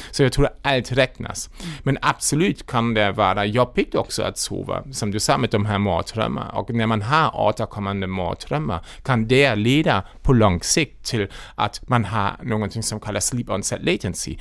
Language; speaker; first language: Swedish; non-native, fluent; German